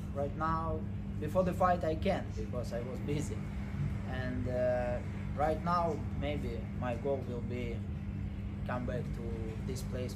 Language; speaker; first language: English; non-native, learner; Ukrainian